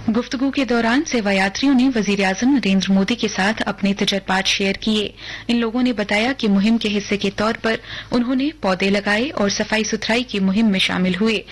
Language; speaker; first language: Urdu; non-native, local second language; Hindi